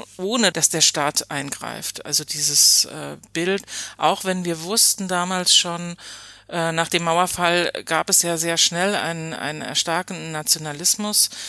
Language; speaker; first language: German; native; German